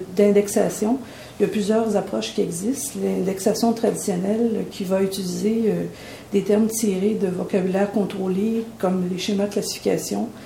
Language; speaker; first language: French; native; French